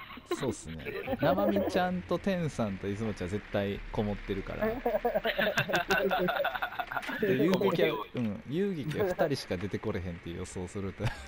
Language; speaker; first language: Japanese; native; Japanese